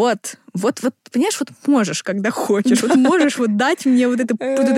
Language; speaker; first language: Russian; native; Russian